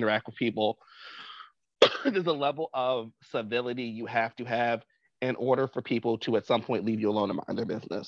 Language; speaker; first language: English; native; English